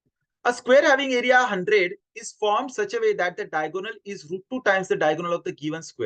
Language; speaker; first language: English; non-native, local second language; Hindi